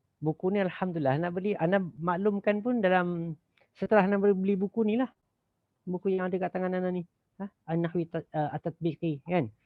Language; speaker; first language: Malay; native; Malay